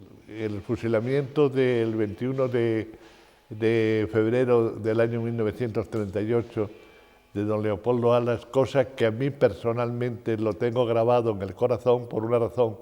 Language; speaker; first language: Spanish; native; Spanish